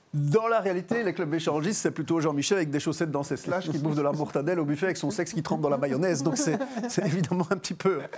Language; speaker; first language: French; native; French